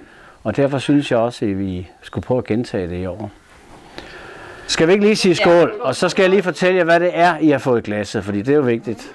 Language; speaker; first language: Danish; native; Danish